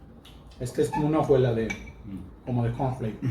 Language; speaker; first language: Spanish; native; Spanish